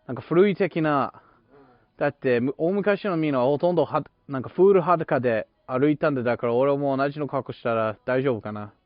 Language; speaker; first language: Japanese; non-native, fluent; English